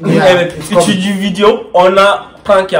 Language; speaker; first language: Turkish; non-native, learner; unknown